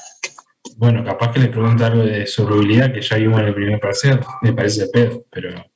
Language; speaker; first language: Spanish; native; Spanish